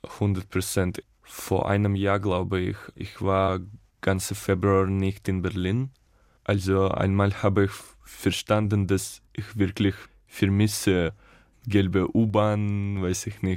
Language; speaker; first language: German; non-native, fluent; Russian